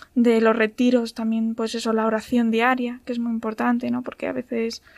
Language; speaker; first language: Spanish; native; Spanish